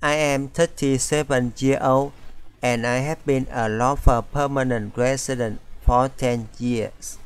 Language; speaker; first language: English; non-native, fluent; Vietnamese